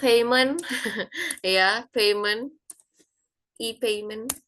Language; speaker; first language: English; non-native, fluent; Indonesian